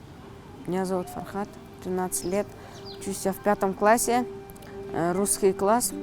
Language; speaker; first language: Russian; early bilingual, other home language; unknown